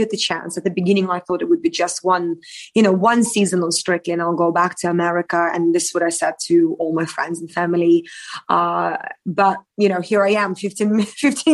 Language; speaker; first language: English; non-native, fluent; Russian